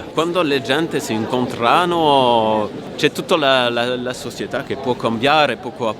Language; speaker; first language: Italian; non-native, learner; French